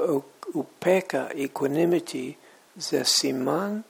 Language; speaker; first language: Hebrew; non-native, fluent; English